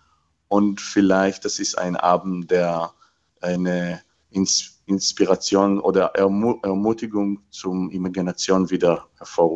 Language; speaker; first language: German; non-native, fluent; Hebrew